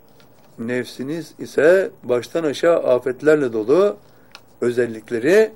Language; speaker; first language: Turkish; native; Turkish